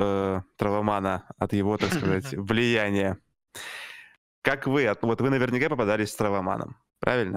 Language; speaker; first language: Russian; native; Russian